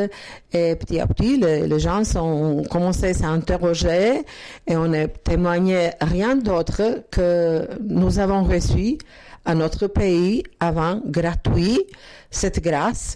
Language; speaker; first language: French; non-native, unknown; Croatian